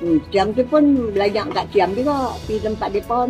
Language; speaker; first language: Malay; non-native, local second language; Min Nan Chinese